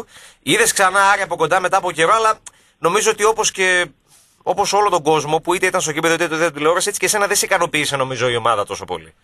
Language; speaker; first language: Greek; native; Greek